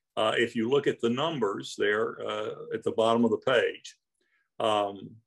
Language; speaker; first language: English; native; English